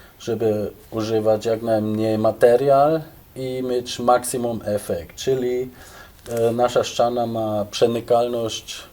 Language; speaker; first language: Polish; non-native, fluent; German